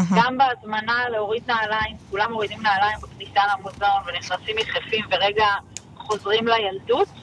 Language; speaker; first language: Hebrew; native; Hebrew